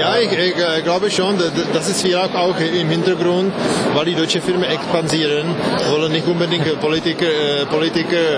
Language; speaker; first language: German; non-native, fluent; Czech